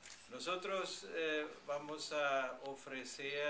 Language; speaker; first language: Spanish; non-native, fluent; German